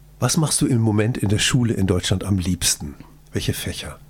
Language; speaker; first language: German; native; German